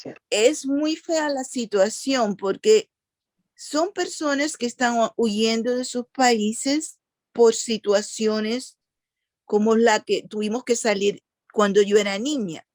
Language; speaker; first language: Spanish; early bilingual, other home language; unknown